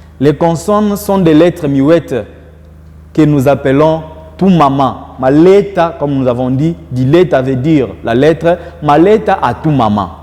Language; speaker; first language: French; non-native, local second language; Luba-Lulua